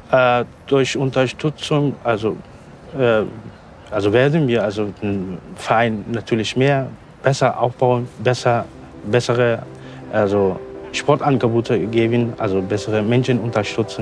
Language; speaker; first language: German; non-native, learner; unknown